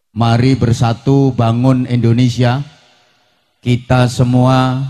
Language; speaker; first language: Indonesian; native; Indonesian